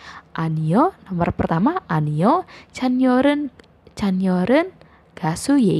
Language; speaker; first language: Korean; non-native, fluent; Indonesian